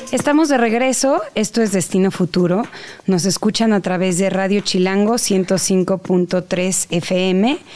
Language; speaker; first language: Spanish; native; Spanish